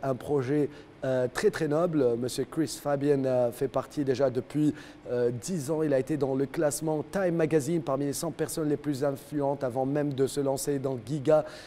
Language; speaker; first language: French; non-native, local second language; Arabic